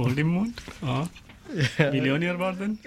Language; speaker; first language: German; non-native, learner; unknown